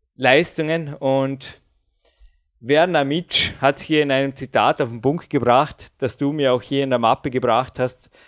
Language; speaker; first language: German; native; German